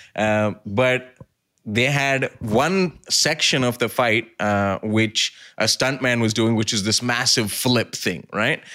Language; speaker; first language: English; early bilingual, other home language; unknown